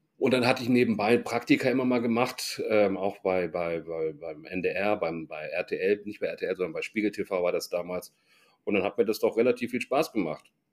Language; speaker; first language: German; native; German